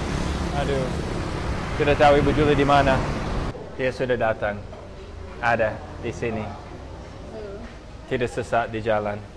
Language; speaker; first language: Indonesian; non-native, fluent; English